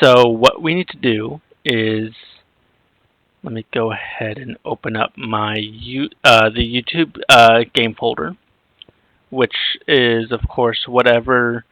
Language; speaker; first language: English; native; English